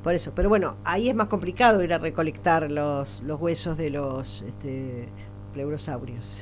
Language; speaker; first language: Spanish; native; Spanish